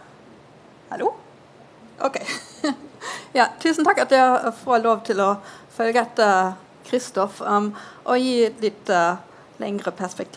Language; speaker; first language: Norwegian; non-native, fluent; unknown